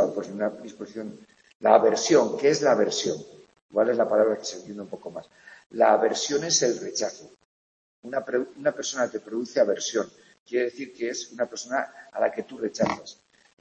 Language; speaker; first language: Spanish; native; Spanish